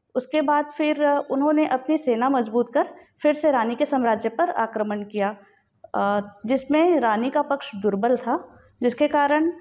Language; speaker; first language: Hindi; native; Hindi